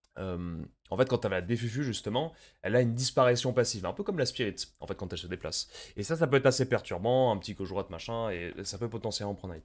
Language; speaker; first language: French; native; French